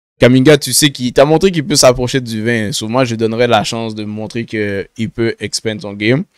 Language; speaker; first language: French; native; French